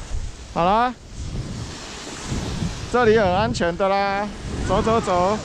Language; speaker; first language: Chinese; native; Chinese